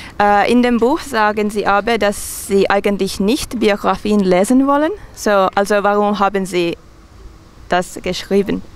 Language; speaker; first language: German; non-native, fluent; Finnish